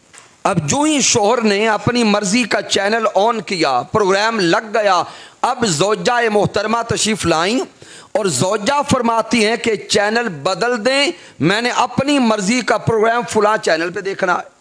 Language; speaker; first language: Urdu; native; Urdu